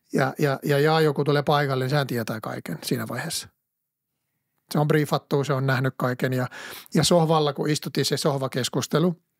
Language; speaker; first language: Finnish; non-native, fluent; Arabic